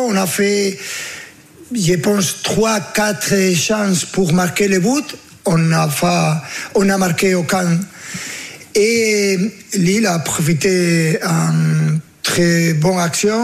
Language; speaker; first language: French; non-native, fluent; Spanish